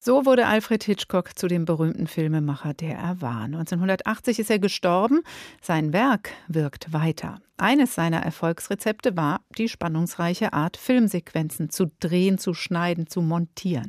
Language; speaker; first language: German; native; German